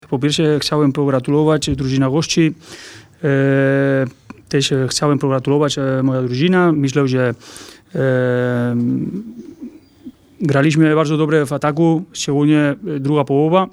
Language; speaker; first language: Polish; non-native, learner; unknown